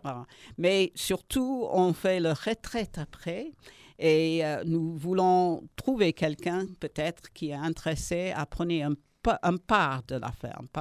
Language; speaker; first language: French; non-native, learner; English